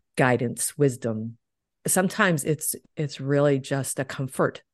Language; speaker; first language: English; native; English